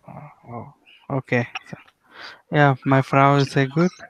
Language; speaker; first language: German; non-native, learner; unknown